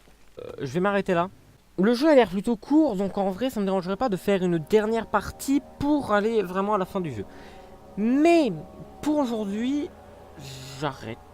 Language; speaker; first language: French; native; French